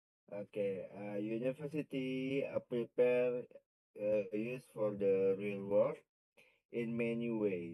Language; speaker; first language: English; non-native, learner; Indonesian